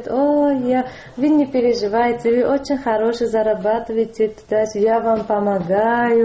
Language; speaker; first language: Russian; non-native, learner; Uzbek